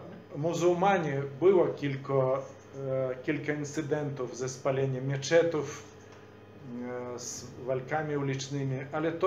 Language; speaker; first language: Polish; non-native, fluent; Belarusian